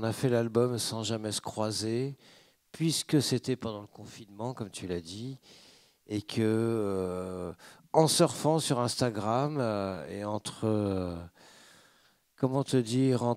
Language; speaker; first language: French; native; French